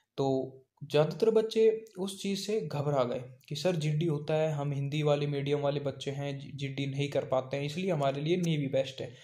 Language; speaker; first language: Hindi; native; Hindi